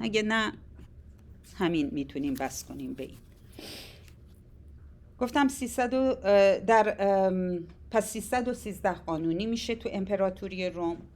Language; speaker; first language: Persian; native; Persian